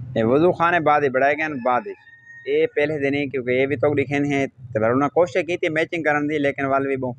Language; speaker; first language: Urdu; non-native, local second language; Saraiki